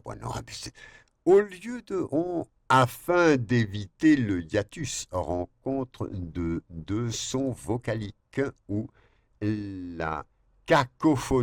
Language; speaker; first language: French; non-native, fluent; Spanish